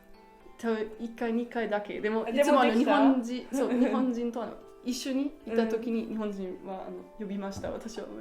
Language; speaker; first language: Japanese; non-native, learner; German